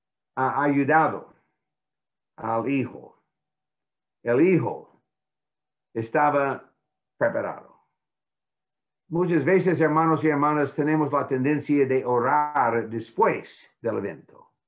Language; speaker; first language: Spanish; non-native, fluent; English